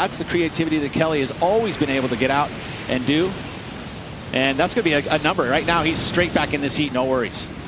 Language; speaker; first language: English; native; English